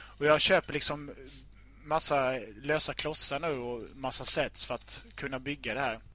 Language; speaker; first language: Swedish; native; Swedish